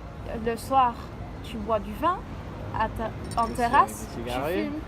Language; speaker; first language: French; non-native, fluent; Dutch